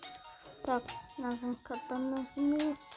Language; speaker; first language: Russian; non-native, learner; Azerbaijani